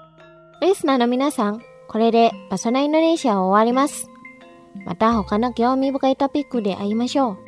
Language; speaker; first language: Japanese; non-native, fluent; Indonesian